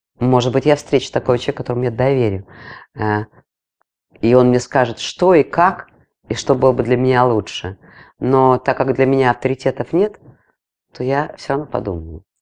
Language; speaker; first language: Russian; non-native, local second language; Latvian